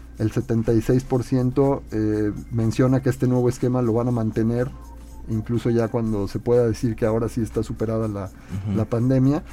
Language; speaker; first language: Spanish; native; Spanish